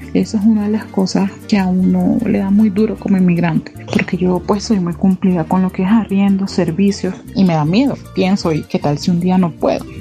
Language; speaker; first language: Spanish; native; Spanish